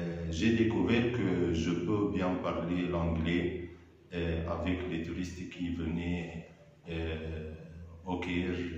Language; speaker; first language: French; non-native, fluent; Arabic